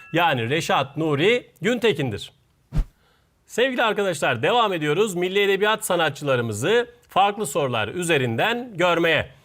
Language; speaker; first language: Turkish; native; Turkish